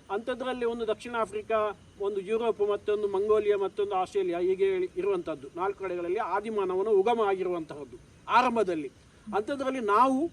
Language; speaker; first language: Kannada; non-native, local second language; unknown